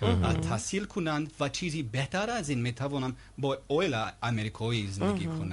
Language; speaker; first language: Persian; non-native, learner; English